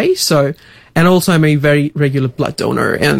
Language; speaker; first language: English; non-native, local second language; Tamil